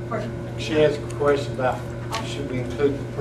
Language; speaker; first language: English; native; English